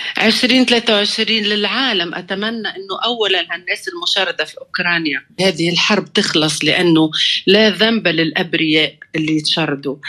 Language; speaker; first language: Arabic; native; Arabic